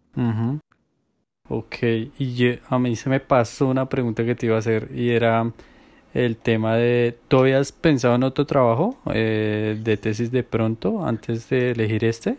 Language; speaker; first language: Spanish; native; Spanish